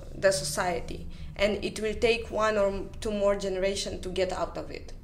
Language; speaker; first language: English; non-native, fluent; Romanian